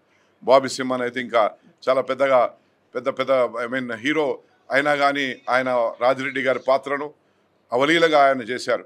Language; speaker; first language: Telugu; native; Telugu